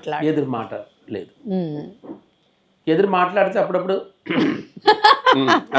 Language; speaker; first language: Telugu; non-native, local second language; Tamil